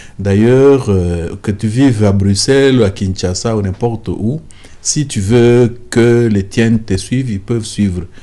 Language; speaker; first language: French; non-native, local second language; Lingala